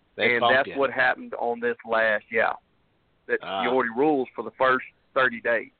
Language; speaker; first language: English; native; English